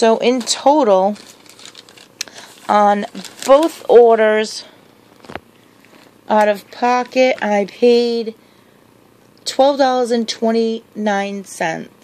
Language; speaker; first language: English; native; English